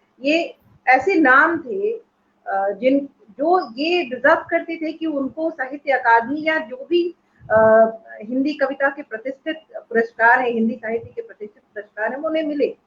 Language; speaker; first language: Hindi; native; Hindi